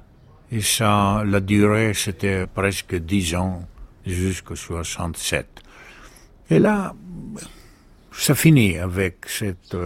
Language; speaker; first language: French; non-native, learner; Greek